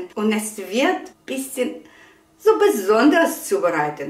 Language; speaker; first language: German; non-native, fluent; Russian